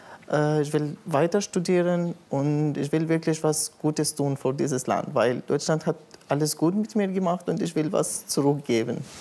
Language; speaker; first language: German; non-native, learner; Arabic